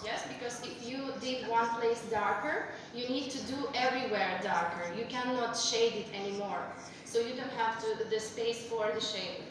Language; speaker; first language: English; non-native, fluent; Russian